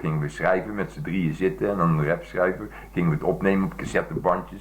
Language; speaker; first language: Dutch; native; Dutch